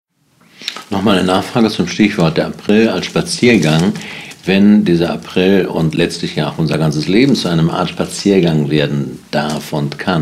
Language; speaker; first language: German; native; German